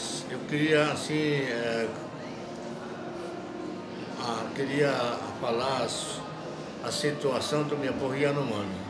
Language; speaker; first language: Portuguese; non-native, local second language; Yanomámi